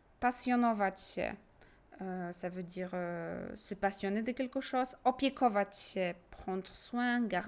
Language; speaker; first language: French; non-native, fluent; Polish